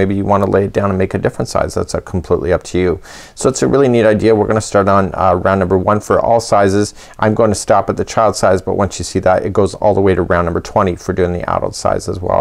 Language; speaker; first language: English; native; English